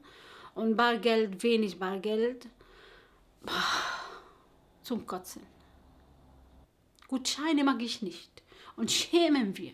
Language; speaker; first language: German; non-native, learner; Arabic